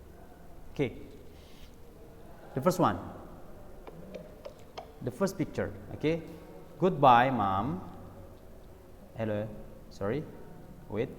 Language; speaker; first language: English; non-native, learner; Indonesian